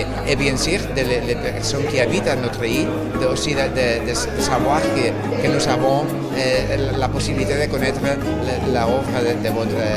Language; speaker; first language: French; non-native, learner; Spanish